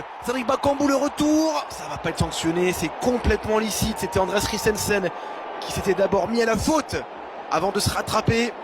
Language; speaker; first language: French; native; French